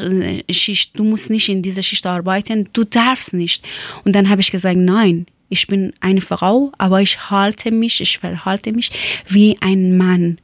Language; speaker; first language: German; non-native, learner; Persian